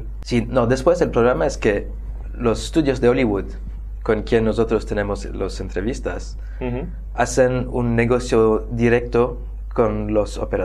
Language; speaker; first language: Spanish; non-native, fluent; French